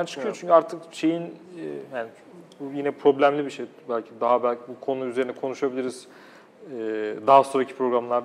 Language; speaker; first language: Turkish; native; Turkish